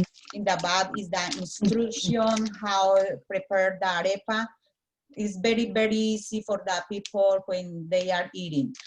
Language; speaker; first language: English; non-native, learner; Spanish